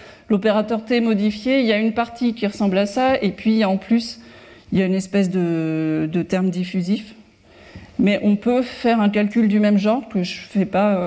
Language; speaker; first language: French; native; French